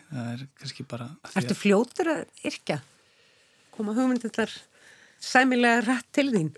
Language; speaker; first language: Icelandic; native; Icelandic